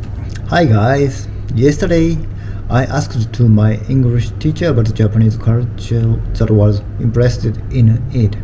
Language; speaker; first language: English; non-native, learner; Japanese